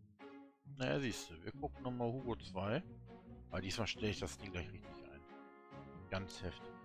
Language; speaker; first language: German; native; German